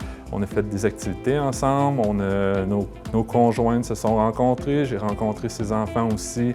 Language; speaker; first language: French; native; French